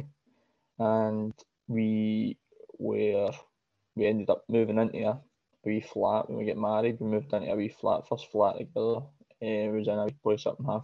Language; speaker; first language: English; native; English